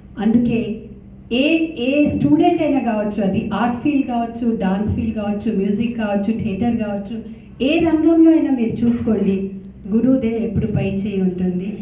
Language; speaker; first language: Telugu; non-native, local second language; Hindi